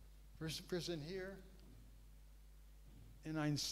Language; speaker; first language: German; non-native, learner; English